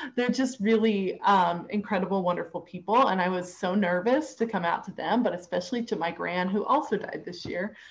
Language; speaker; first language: English; native; English